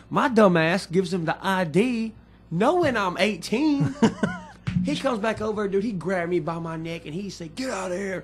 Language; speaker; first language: English; native; English